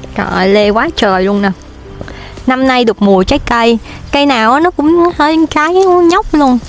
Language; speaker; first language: Vietnamese; native; Vietnamese